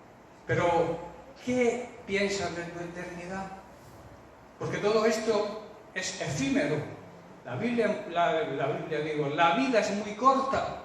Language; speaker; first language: Spanish; native; Spanish